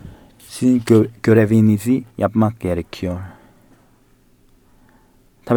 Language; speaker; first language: Turkish; non-native, fluent; Korean